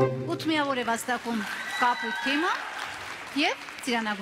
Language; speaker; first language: Armenian; native; Armenian